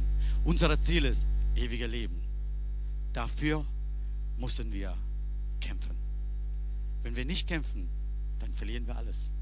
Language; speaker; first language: German; non-native, learner; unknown